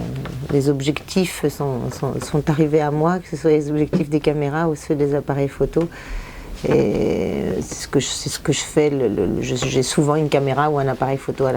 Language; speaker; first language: French; native; French